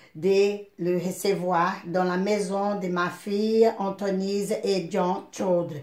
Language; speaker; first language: French; non-native, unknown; Portuguese